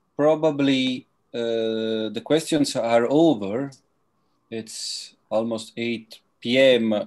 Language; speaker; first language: English; non-native, fluent; Italian